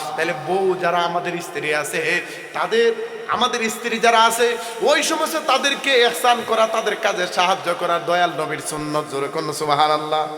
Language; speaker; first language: Bangla; non-native, local second language; Sylheti